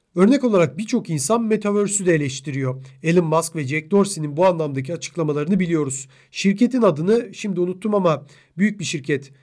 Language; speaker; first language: Turkish; native; Turkish